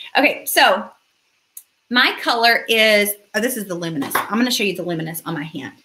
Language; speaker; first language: English; native; English